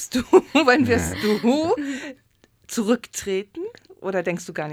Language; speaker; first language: German; native; German